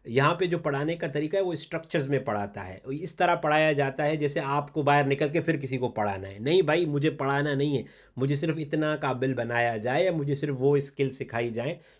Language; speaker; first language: Urdu; non-native, local second language; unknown